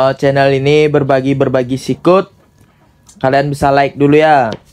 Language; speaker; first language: Indonesian; non-native, local second language; Balinese